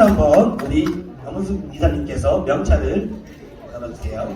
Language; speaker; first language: Korean; native; Korean